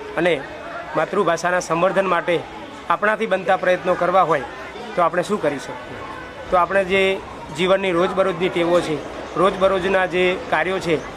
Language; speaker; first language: Gujarati; native; Gujarati